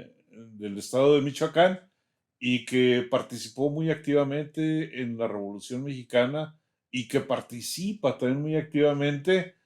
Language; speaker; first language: Spanish; native; Spanish